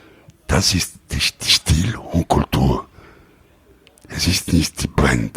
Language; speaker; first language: German; non-native, learner; Italian